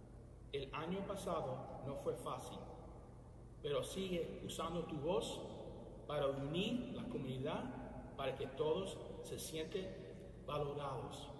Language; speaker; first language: Spanish; early bilingual, other home language; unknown